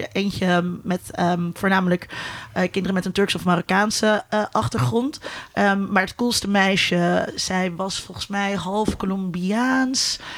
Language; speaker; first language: Dutch; native; Dutch